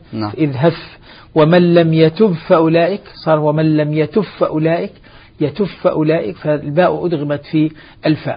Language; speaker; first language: Arabic; native; Arabic